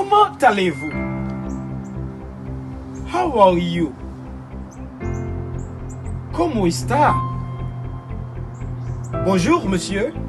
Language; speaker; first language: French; non-native, local second language; Haitian Creole